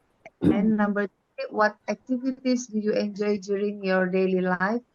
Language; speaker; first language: English; non-native, learner; Indonesian